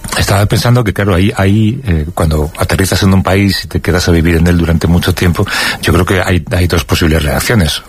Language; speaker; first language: Spanish; native; Spanish